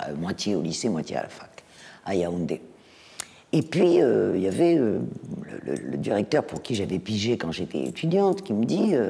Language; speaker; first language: French; native; French